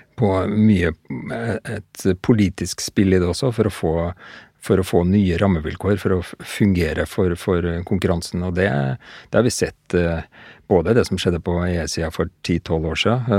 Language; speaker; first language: Norwegian; native; Norwegian